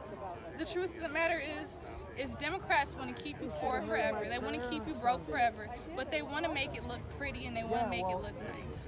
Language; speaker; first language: English; native; English